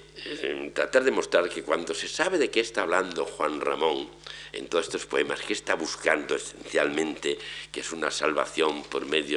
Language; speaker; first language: Spanish; native; Spanish